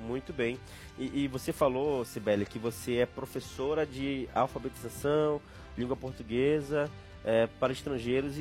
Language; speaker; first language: Portuguese; native; Portuguese